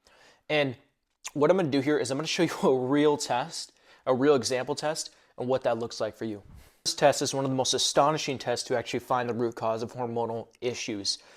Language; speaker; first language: English; native; English